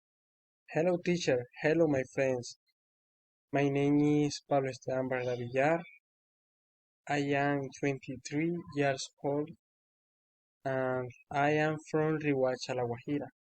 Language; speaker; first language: English; non-native, learner; Spanish